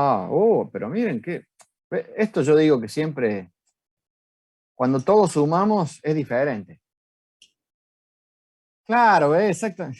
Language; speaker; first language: Spanish; native; Spanish